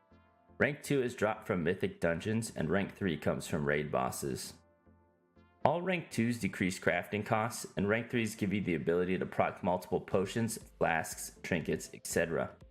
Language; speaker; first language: English; native; English